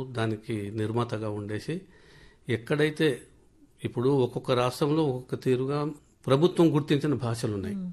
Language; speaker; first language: Telugu; non-native, local second language; Lambadi